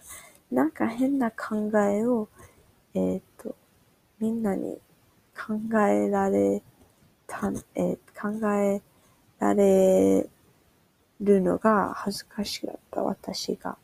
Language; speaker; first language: Japanese; non-native, learner; English